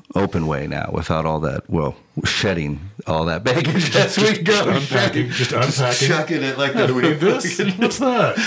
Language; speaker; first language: English; native; English